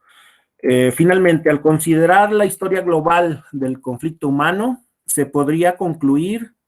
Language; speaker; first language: Spanish; native; Spanish